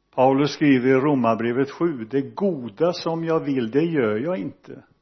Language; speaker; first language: Swedish; native; Swedish